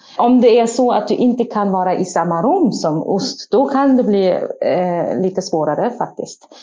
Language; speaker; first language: Swedish; non-native, fluent; German